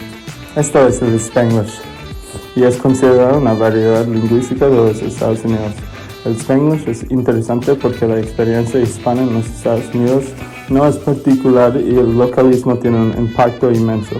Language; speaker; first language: Spanish; non-native, learner; English